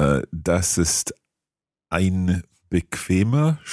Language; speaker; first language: German; non-native, learner; English